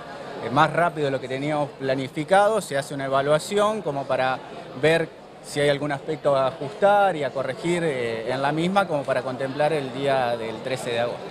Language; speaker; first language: Spanish; native; Spanish